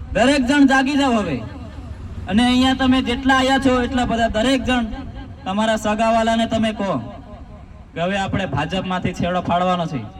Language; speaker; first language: Gujarati; non-native, local second language; Rathawi